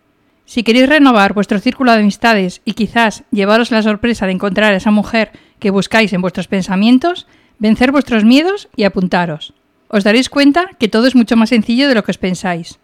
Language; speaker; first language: Spanish; native; Spanish